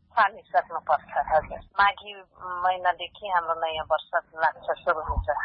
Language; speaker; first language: Nepali; non-native, local second language; Dangaura Tharu